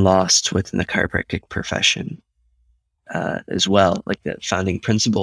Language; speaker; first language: English; native; English